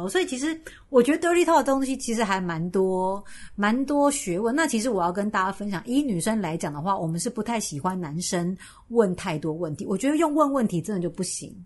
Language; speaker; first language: Chinese; native; Chinese